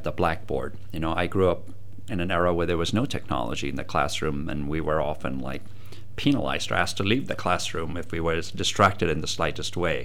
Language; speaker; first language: English; non-native, local second language; Tamil